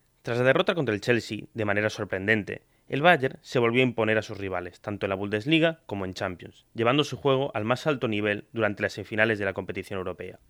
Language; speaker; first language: Spanish; native; Spanish